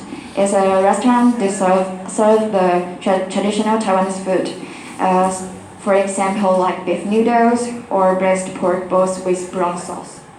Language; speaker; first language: English; non-native, fluent; Chinese